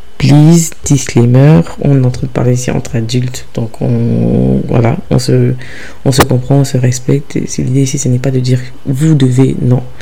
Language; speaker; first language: French; early bilingual, other home language; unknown